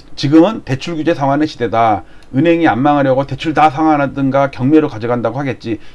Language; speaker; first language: Korean; native; Korean